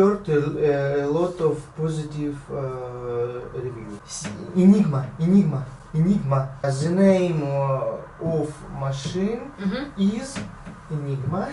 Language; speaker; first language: English; non-native, learner; Russian